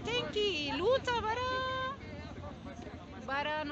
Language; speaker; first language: Portuguese; non-native, learner; Arabic